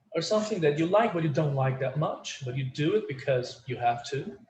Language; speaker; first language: English; non-native, fluent; Portuguese